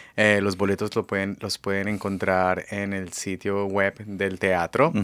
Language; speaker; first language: Spanish; native; Spanish